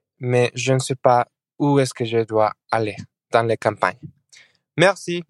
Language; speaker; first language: French; non-native, learner; Spanish